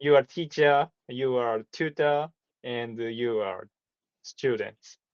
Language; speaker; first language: English; non-native, learner; Japanese